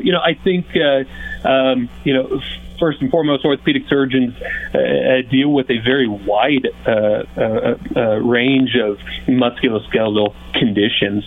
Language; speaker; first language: English; native; English